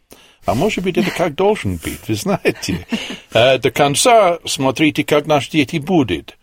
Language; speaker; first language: Russian; non-native, learner; English